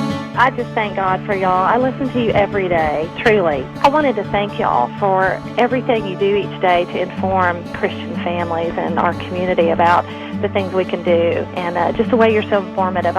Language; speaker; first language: English; native; English